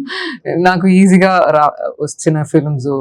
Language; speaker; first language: Telugu; non-native, learner; Tamil